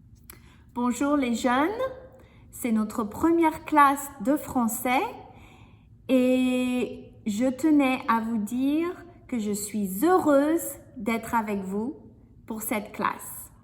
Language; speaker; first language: French; non-native, fluent; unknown